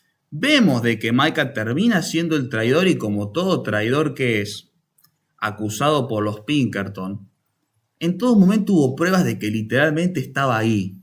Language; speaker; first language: Spanish; native; Spanish